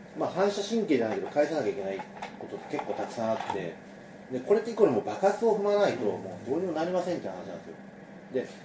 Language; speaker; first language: Japanese; native; Japanese